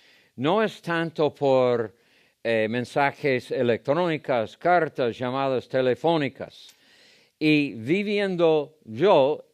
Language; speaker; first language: Spanish; non-native, fluent; English